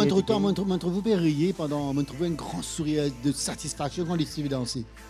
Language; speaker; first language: French; non-native, local second language; Morisyen